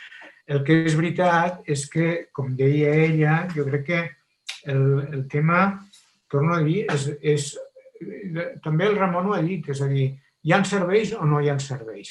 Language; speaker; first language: Catalan; native; Catalan